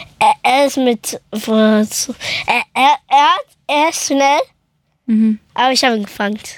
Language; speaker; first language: German; early bilingual, other home language; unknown